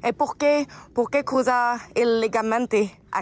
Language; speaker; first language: Spanish; non-native, learner; English